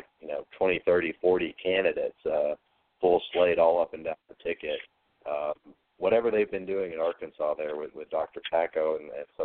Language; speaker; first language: English; native; English